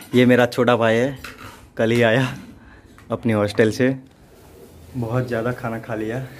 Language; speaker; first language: Hindi; non-native, local second language; Gujarati